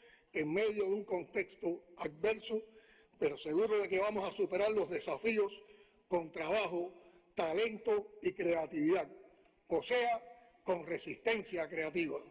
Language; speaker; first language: Spanish; native; Spanish